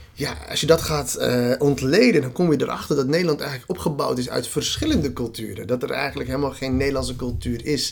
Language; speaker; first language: Dutch; early bilingual, other home language; Somali